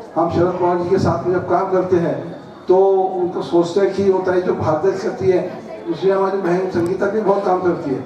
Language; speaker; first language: Hindi; non-native, local second language; Marathi